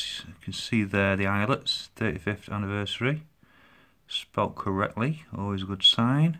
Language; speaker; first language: English; native; English